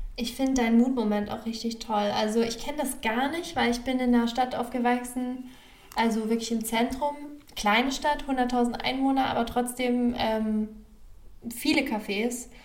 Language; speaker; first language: German; native; German